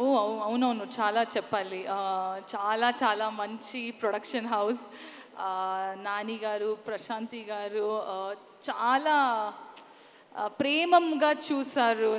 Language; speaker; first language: Telugu; non-native, learner; Kannada